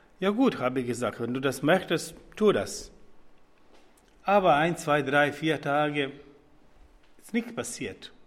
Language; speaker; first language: German; non-native, fluent; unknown